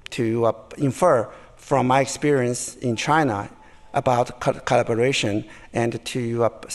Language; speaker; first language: English; non-native, fluent; Chinese